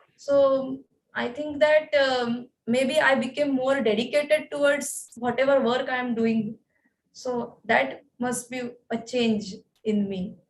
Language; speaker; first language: English; non-native, local second language; Marathi